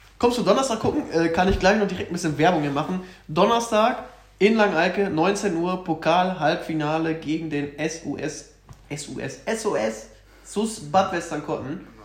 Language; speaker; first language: German; native; German